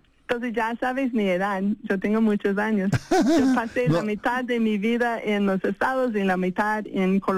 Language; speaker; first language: Spanish; non-native, fluent; English